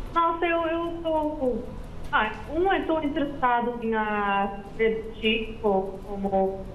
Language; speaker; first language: Portuguese; non-native, fluent; Dutch